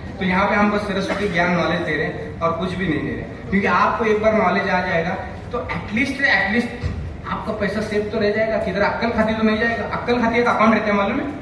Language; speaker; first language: Hindi; non-native, local second language; Marathi